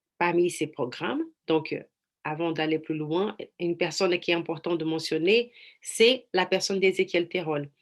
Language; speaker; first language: French; non-native, fluent; Portuguese